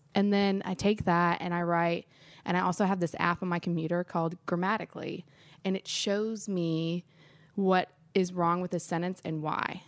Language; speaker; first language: English; native; English